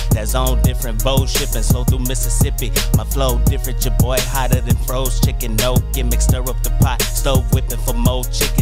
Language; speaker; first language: English; native; English